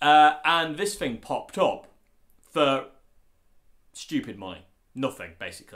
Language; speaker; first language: English; native; English